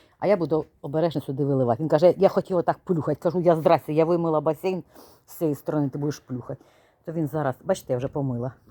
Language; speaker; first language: Ukrainian; native; Ukrainian